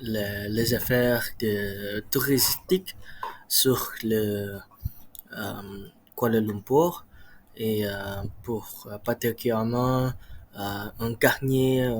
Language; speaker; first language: French; non-native, learner; Malay